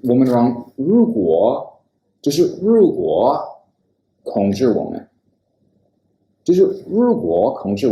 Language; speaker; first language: Chinese; non-native, fluent; English